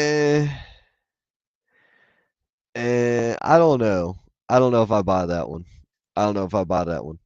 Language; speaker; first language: English; native; English